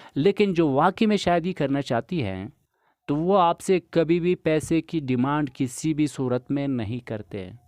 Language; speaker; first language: Urdu; non-native, local second language; Pashto